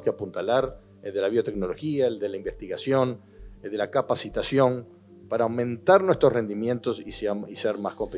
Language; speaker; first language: Spanish; native; Spanish